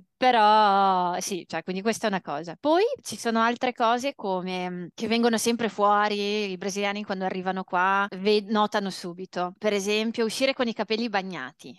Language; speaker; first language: Italian; early bilingual, other home language; Portuguese